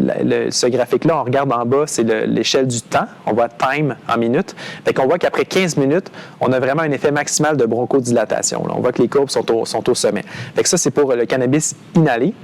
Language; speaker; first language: French; native; French